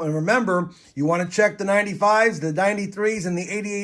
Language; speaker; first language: English; native; English